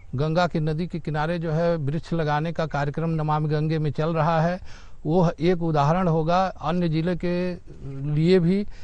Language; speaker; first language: Hindi; native; Hindi